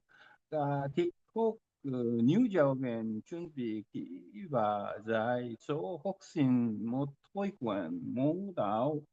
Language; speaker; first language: Vietnamese; non-native, learner; Korean